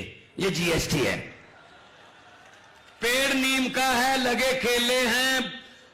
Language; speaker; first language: Hindi; non-native, local second language; Punjabi